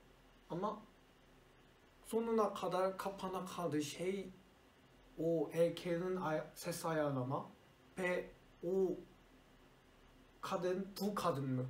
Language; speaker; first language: Turkish; non-native, learner; Korean